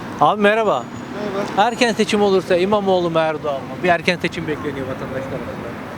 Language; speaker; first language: Turkish; native; Turkish